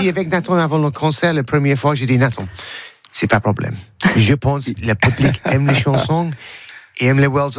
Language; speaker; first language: French; non-native, learner; English